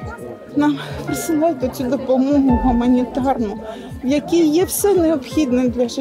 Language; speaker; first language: Ukrainian; non-native, local second language; Russian